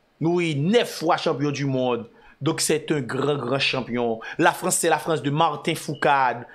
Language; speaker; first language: French; non-native, local second language; Haitian Creole